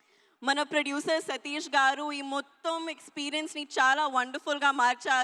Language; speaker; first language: Telugu; non-native, learner; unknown